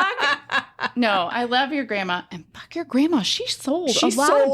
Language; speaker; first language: English; native; English